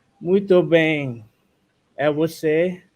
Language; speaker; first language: Portuguese; non-native, learner; Thai